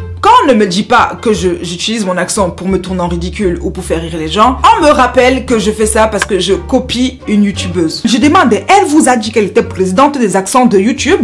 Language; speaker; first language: French; non-native, local second language; Basaa